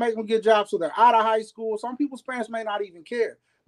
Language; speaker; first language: English; native; English